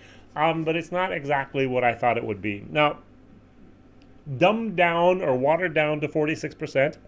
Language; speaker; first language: English; native; English